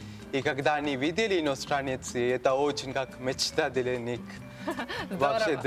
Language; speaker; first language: Russian; non-native, learner; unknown